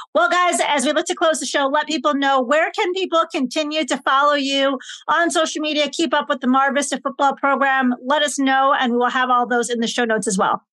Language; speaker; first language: English; native; English